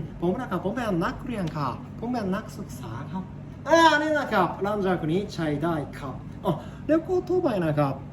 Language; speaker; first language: Thai; non-native, learner; Japanese